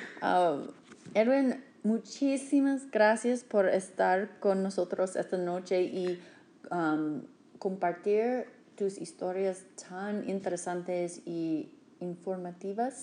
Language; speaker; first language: Spanish; non-native, fluent; English